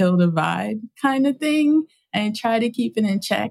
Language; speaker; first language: English; native; English